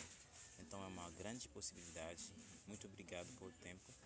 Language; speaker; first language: Portuguese; non-native, fluent; Haitian Creole